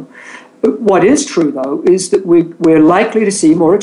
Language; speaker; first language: English; native; English